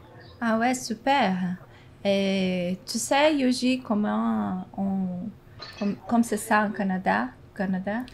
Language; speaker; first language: French; non-native, fluent; Portuguese